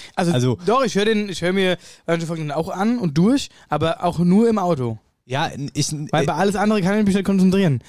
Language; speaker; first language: German; native; German